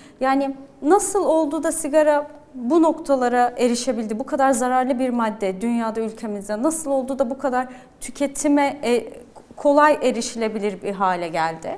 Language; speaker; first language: Turkish; native; Turkish